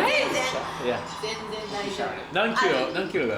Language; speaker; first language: Japanese; non-native, learner; English